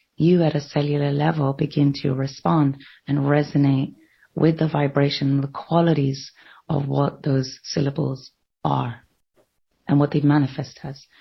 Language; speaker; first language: English; native; English